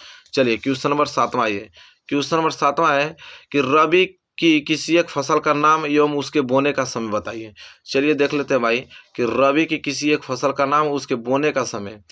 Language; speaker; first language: Hindi; native; Hindi